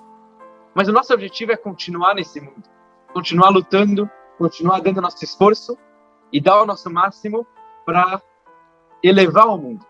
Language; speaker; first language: Portuguese; native; Portuguese